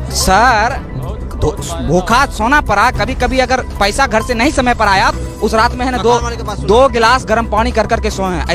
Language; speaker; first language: Hindi; native; Hindi